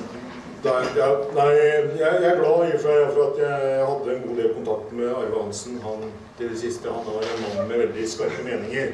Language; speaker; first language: Norwegian; native; Norwegian